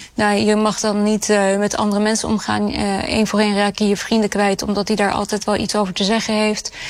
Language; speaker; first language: Dutch; early bilingual, other home language; Urdu